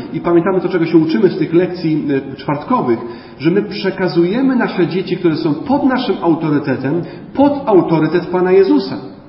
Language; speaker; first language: Polish; native; Polish